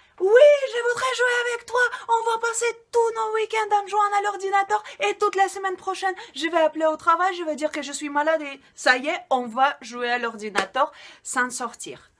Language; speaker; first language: French; non-native, fluent; Russian